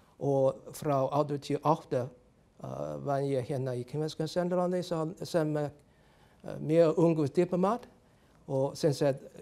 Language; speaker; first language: Icelandic; non-native, learner; Chinese